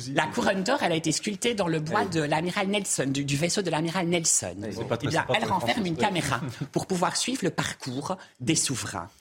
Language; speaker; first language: French; native; French